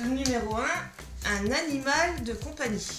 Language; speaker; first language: French; native; French